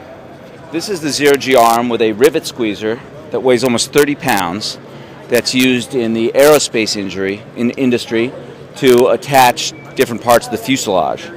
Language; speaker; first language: English; native; English